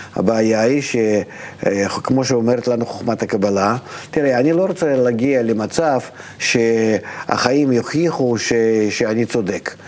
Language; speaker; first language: Hebrew; non-native, fluent; Russian